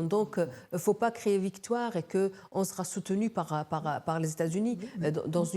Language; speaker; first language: French; non-native, fluent; Arabic